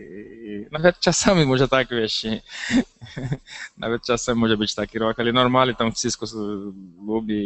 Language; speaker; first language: Polish; non-native, learner; Portuguese